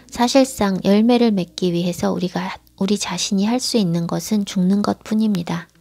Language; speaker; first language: Korean; native; Korean